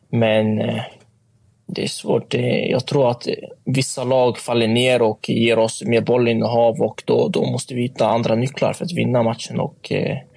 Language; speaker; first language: Swedish; native; Swedish